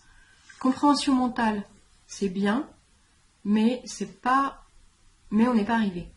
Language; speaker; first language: French; native; French